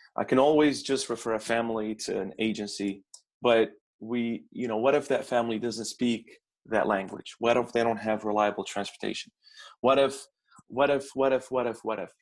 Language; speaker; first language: English; non-native, fluent; Arabic